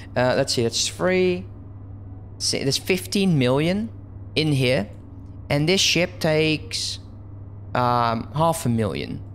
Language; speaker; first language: English; non-native, fluent; Dutch